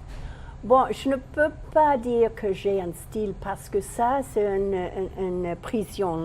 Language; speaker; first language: French; non-native, learner; English